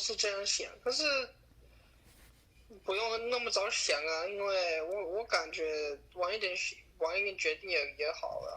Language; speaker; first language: Chinese; early bilingual, heritage; English